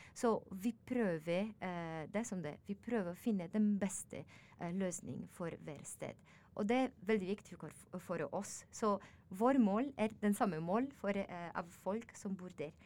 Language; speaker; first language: Norwegian; non-native, learner; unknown